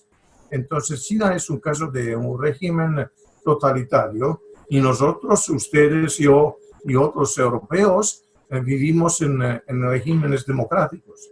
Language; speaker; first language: Spanish; non-native, fluent; Italian